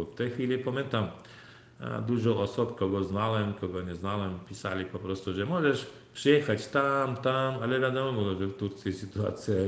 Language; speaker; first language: Polish; non-native, learner; Turkmen